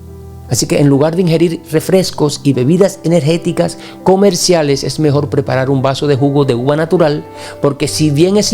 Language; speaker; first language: Spanish; native; Spanish